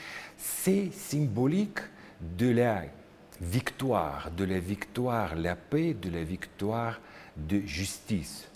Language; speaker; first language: French; non-native, learner; Russian